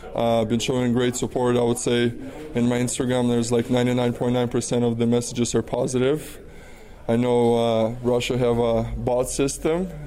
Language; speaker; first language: English; non-native, fluent; Russian